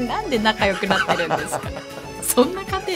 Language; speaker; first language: Japanese; native; Japanese